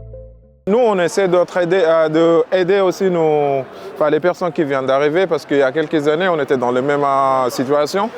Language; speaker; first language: French; non-native, fluent; Arabic